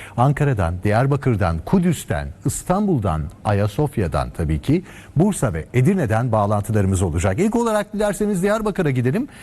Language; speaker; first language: Turkish; native; Turkish